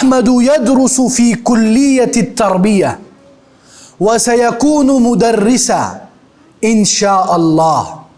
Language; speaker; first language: Arabic; non-native, fluent; Urdu